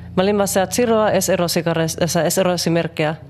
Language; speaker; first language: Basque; non-native, learner; Finnish